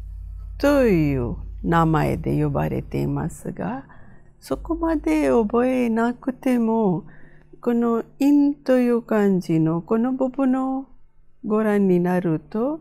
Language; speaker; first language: Japanese; non-native, fluent; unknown